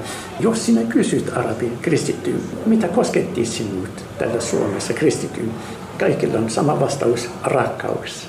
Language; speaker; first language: Finnish; non-native, learner; Arabic